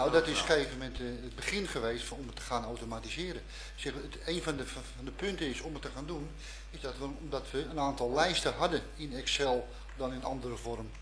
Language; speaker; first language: Dutch; native; Dutch